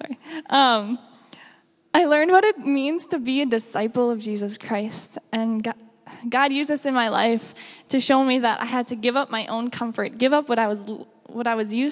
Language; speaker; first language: English; native; English